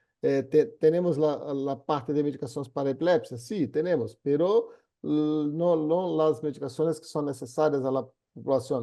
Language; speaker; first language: Spanish; non-native, fluent; Portuguese